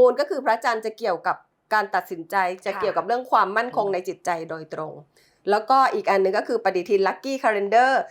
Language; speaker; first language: Thai; native; Thai